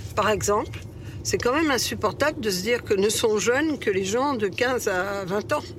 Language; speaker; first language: French; early bilingual, other home language; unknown